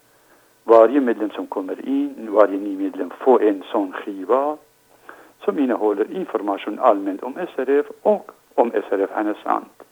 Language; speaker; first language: Swedish; non-native, fluent; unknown